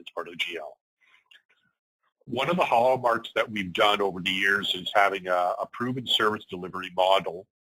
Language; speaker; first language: English; native; English